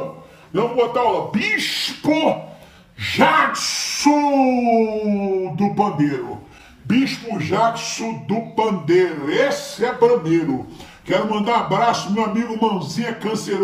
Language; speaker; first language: Portuguese; native; Portuguese